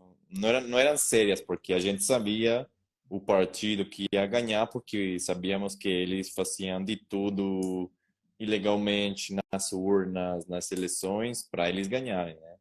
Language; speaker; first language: Portuguese; non-native, learner; Spanish